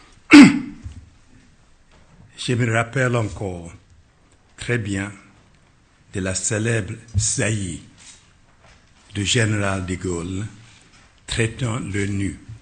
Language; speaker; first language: French; non-native, fluent; Akan